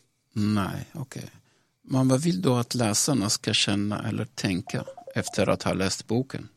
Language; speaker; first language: Swedish; non-native, local second language; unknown